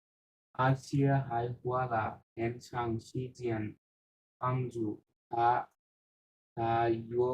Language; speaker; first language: Chinese; non-native, learner; Bangla